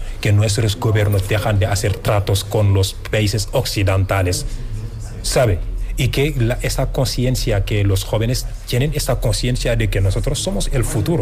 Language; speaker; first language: Spanish; non-native, fluent; Wolof